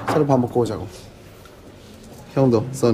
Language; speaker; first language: Korean; native; Korean